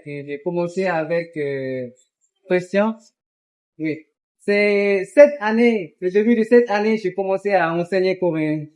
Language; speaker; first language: French; non-native, learner; Korean